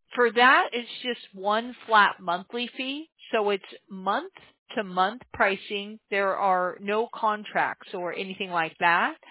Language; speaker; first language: English; native; English